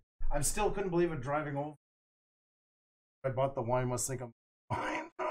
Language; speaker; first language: English; native; English